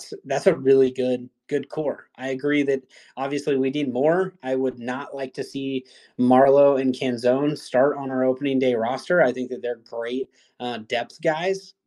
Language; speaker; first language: English; native; English